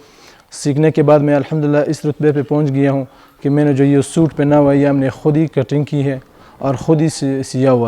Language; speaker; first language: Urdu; non-native, local second language; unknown